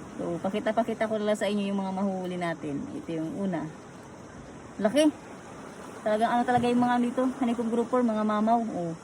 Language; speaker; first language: Filipino; native; Filipino